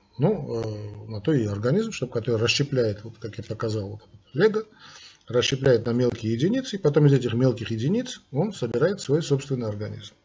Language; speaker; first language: Russian; non-native, local second language; Armenian